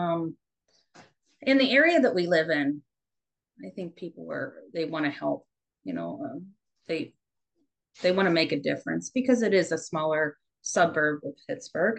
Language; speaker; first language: English; native; English